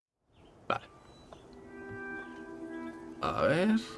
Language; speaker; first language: Spanish; native; Spanish